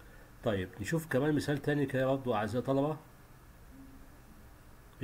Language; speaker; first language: Arabic; native; Arabic